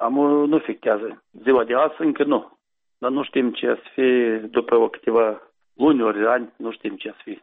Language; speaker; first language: Romanian; non-native, local second language; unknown